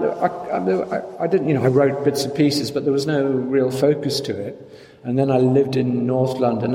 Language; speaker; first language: English; native; English